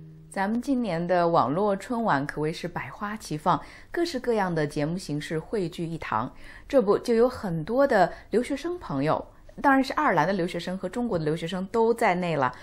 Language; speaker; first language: Chinese; native; Chinese